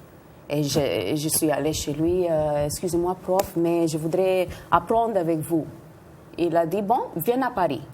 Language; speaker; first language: French; non-native, fluent; Spanish